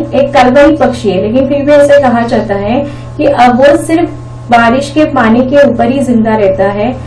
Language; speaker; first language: Hindi; non-native, local second language; Marathi